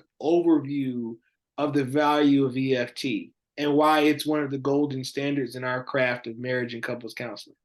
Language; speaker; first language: English; native; English